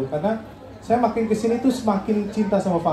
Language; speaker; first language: Indonesian; native; Indonesian